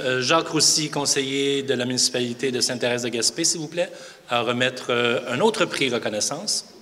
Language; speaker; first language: French; native; French